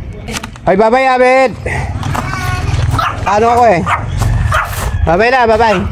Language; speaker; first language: Filipino; native; Filipino